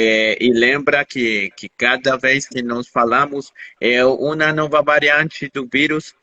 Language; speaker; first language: Portuguese; non-native, fluent; Spanish